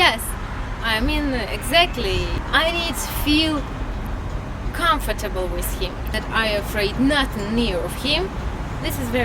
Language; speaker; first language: English; non-native, learner; Russian